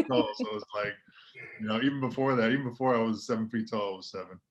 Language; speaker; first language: English; native; English